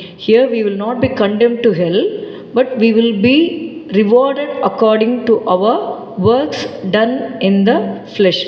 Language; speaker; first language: English; non-native, local second language; Tamil